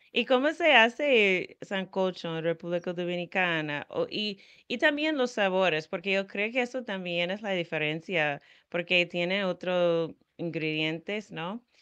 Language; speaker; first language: Spanish; non-native, fluent; English